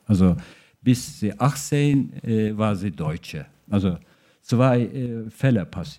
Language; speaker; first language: German; non-native, fluent; Turkish